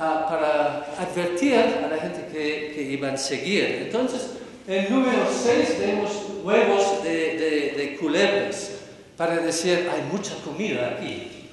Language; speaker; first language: Spanish; non-native, fluent; English